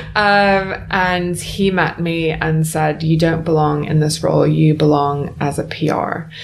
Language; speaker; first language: English; native; English